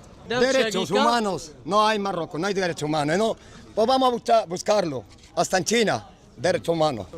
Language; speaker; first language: Spanish; non-native, learner; Arabic